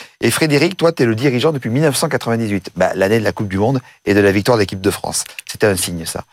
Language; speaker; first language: French; native; French